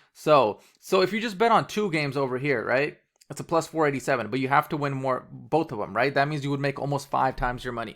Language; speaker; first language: English; native; English